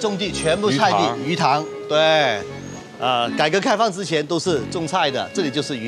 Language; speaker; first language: Chinese; native; Chinese